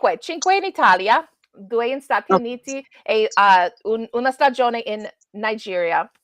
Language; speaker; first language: Italian; non-native, learner; English